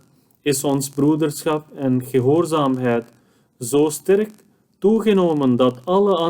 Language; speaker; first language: Dutch; non-native, fluent; Urdu